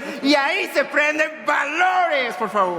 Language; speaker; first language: Spanish; native; Spanish